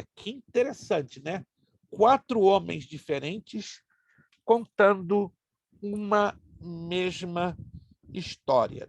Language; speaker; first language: Portuguese; native; Portuguese